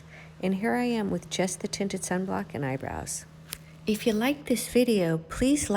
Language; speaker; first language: English; native; English